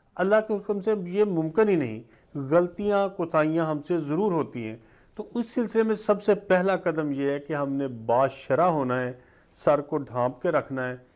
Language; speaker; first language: Urdu; non-native, local second language; Punjabi